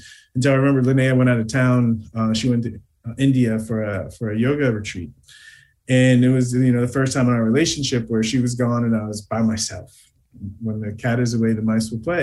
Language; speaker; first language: English; native; English